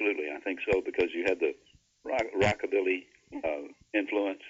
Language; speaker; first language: English; native; English